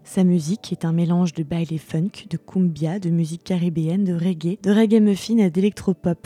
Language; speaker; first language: French; native; French